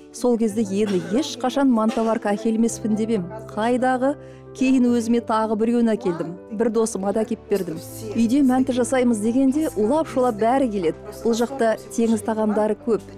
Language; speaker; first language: Kazakh; early bilingual, other home language; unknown